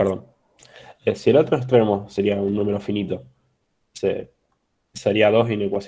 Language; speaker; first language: Spanish; native; Spanish